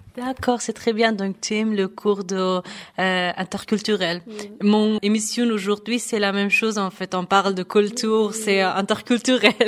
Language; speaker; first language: French; non-native, fluent; Persian